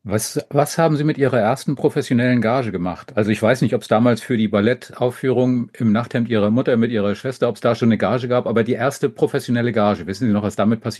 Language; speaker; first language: German; native; German